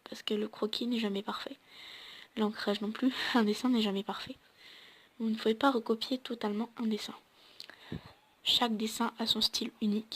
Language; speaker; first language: French; native; French